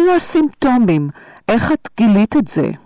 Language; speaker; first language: Hebrew; native; Hebrew